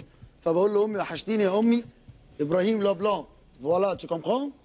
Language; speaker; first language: Arabic; native; Arabic